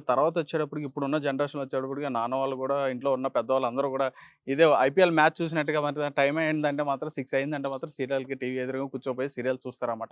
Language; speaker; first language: Telugu; native; Telugu